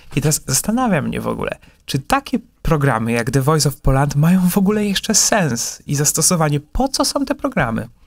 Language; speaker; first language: Polish; native; Polish